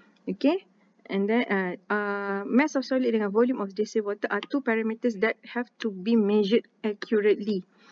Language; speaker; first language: English; non-native, local second language; Malay